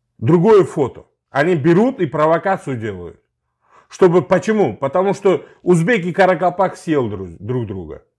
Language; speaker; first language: Russian; non-native, local second language; Uzbek